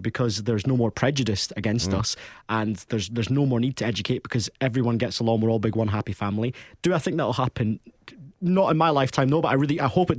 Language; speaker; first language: English; native; English